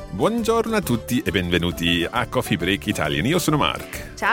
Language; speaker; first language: Italian; non-native, fluent; English